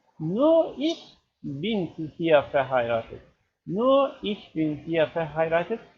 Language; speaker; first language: German; non-native, learner; Turkish